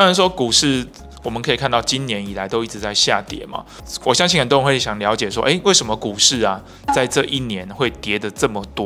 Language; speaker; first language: Chinese; native; Chinese